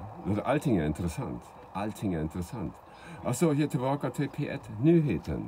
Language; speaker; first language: Swedish; non-native, fluent; German